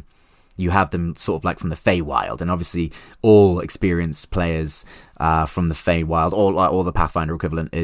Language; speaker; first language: English; native; English